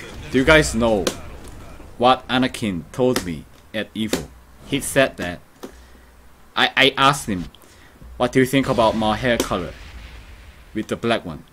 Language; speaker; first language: English; non-native, fluent; Korean